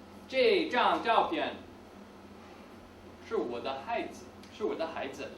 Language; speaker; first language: Chinese; non-native, fluent; English